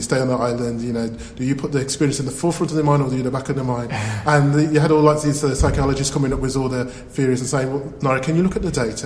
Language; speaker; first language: English; native; English